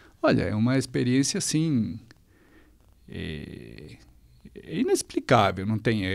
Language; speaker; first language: Portuguese; non-native, fluent; Spanish